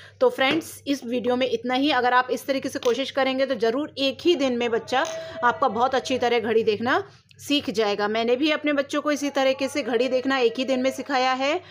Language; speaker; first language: Hindi; native; Hindi